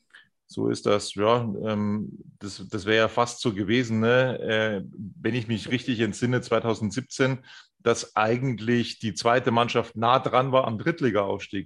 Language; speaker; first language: German; native; German